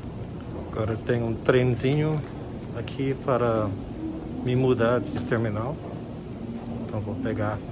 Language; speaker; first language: Portuguese; non-native, fluent; English